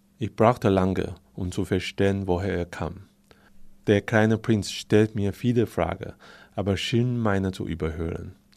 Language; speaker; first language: German; non-native, fluent; Chinese